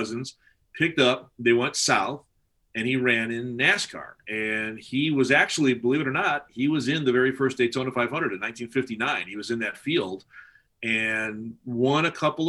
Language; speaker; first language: English; native; English